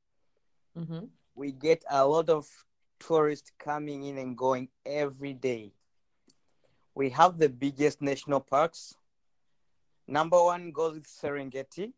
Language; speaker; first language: English; non-native, local second language; Swahili